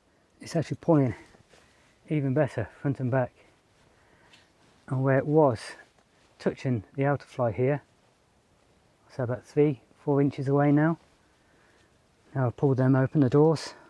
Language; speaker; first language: English; native; English